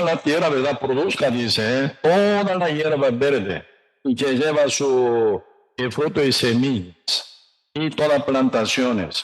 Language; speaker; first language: Spanish; non-native, learner; Korean